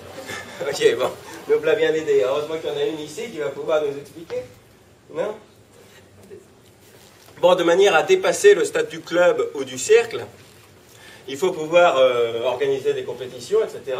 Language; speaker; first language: French; native; French